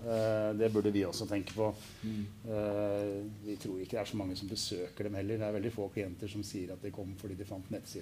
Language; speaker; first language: Norwegian; native; Norwegian